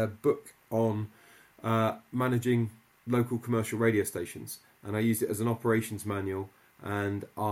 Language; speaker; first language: English; native; English